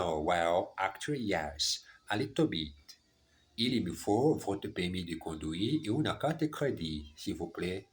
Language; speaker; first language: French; non-native, learner; German